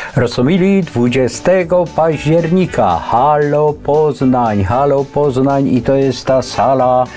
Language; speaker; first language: Polish; native; Polish